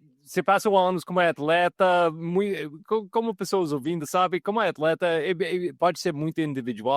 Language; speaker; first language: Portuguese; non-native, fluent; English